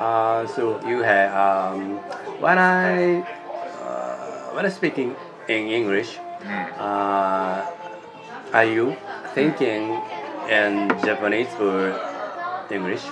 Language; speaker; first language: English; non-native, learner; Japanese